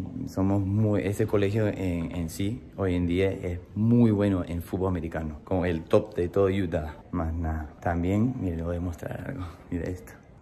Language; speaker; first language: Spanish; non-native, fluent; English